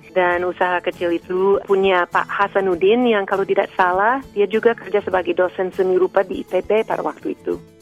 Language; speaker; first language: Indonesian; non-native, fluent; English